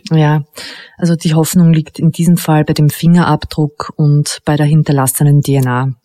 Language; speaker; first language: German; native; German